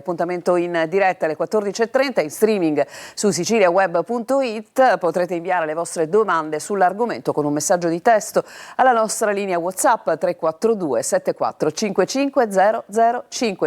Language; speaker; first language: Italian; native; Italian